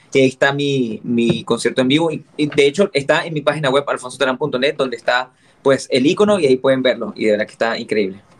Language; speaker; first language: Spanish; native; Spanish